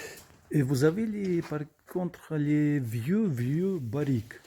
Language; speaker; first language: French; non-native, learner; Russian